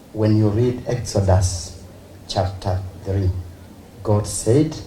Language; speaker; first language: English; non-native, local second language; Swahili